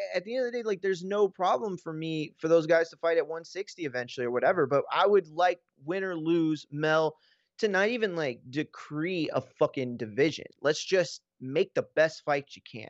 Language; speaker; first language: English; native; English